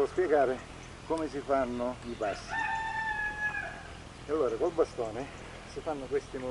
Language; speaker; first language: Italian; native; Italian